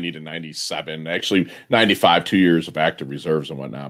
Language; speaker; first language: English; native; English